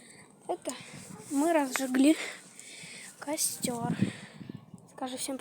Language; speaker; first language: Russian; native; Russian